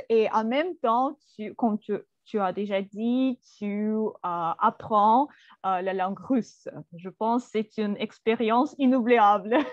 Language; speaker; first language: French; non-native, fluent; Russian